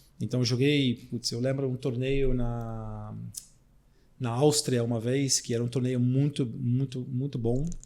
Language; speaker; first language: Portuguese; non-native, fluent; Dutch